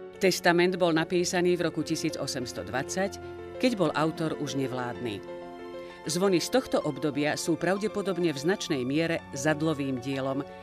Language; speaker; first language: Slovak; native; Slovak